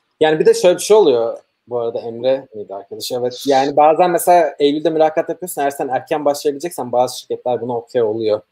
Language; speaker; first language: Turkish; native; Turkish